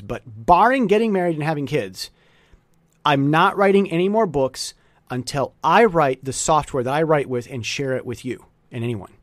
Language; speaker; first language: English; native; English